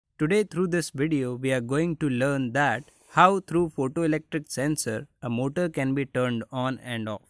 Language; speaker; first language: English; non-native, local second language; Hindi